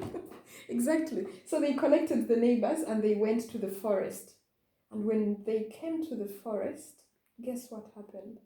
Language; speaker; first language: English; non-native, fluent; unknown